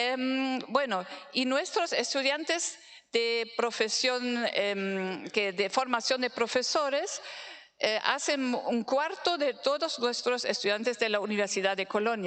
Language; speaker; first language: Spanish; non-native, fluent; German